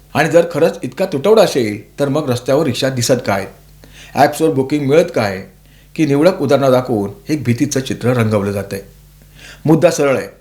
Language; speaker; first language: Marathi; native; Marathi